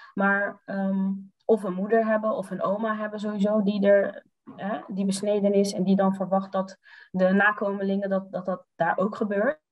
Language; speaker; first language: Dutch; early bilingual, other home language; Somali